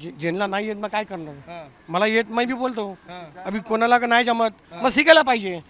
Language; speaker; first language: Marathi; non-native, local second language; Hindi